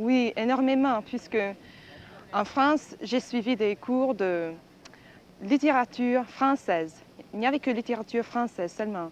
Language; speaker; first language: French; non-native, fluent; English